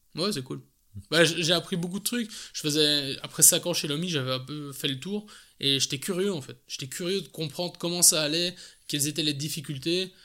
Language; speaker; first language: French; native; French